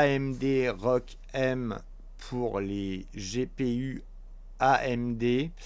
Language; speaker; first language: French; native; French